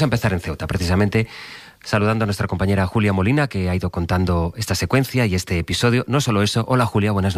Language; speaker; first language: Spanish; native; Spanish